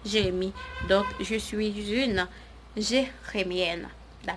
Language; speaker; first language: French; non-native, learner; Haitian Creole